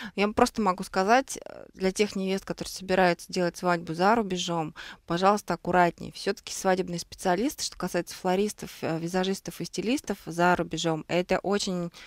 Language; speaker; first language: Russian; native; Russian